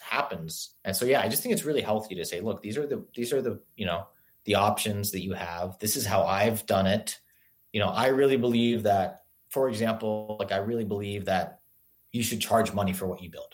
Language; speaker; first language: English; native; English